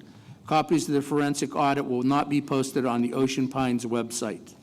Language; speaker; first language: English; native; English